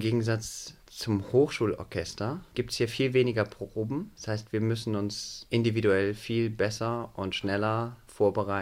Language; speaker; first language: German; native; German